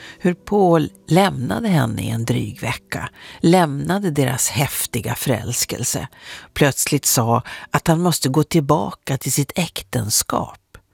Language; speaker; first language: Swedish; native; Swedish